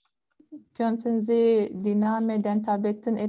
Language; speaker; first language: German; non-native, learner; Turkish